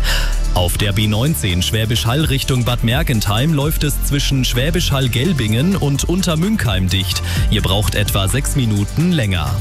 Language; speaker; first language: German; native; German